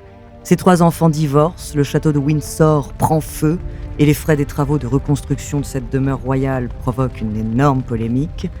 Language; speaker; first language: French; native; French